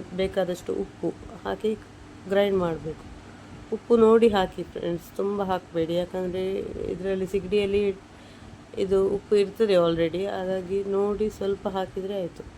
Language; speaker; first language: Kannada; non-native, local second language; Tulu